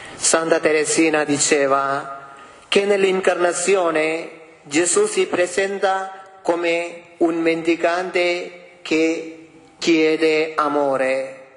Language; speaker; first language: Italian; non-native, fluent; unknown